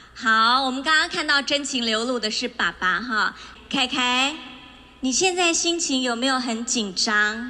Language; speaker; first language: Chinese; native; Chinese